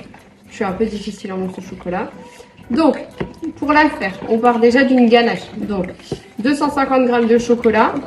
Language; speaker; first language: French; native; French